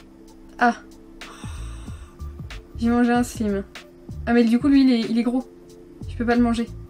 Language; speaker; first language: French; native; French